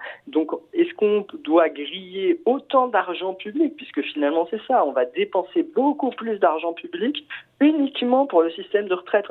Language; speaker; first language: French; native; French